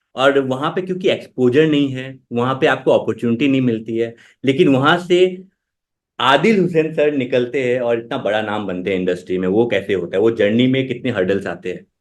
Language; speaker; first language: Hindi; non-native, local second language; Assamese